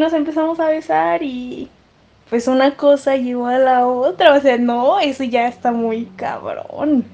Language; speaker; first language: Spanish; native; Spanish